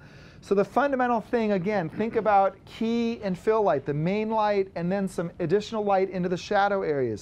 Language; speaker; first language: English; native; English